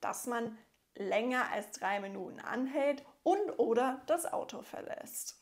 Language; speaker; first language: German; non-native, fluent; English